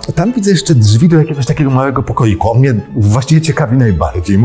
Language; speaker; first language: Polish; native; Polish